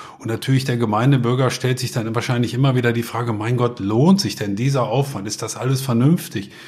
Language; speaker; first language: German; native; German